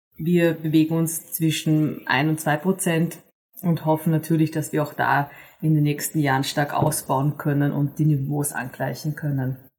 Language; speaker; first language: German; native; German